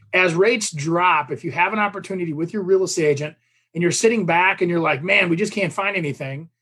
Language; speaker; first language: English; native; English